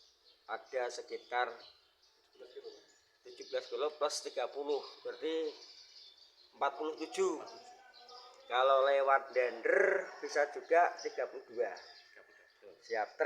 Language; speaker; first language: Indonesian; native; Indonesian